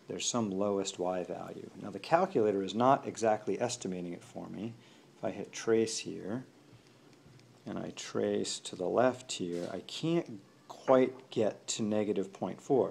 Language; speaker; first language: English; native; English